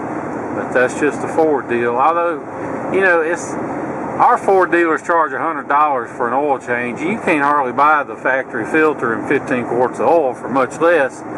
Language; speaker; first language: English; native; English